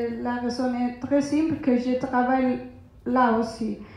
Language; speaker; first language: French; non-native, learner; Basque